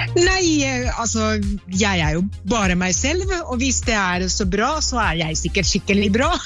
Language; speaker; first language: Norwegian; non-native, fluent; Finnish